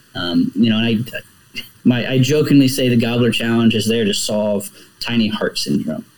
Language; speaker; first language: English; native; English